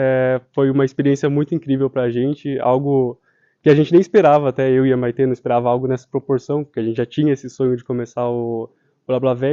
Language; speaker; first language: Portuguese; native; Portuguese